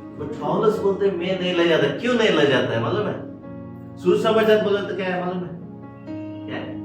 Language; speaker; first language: Hindi; non-native, local second language; Kannada